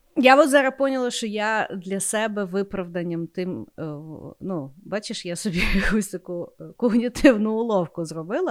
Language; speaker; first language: Ukrainian; native; Ukrainian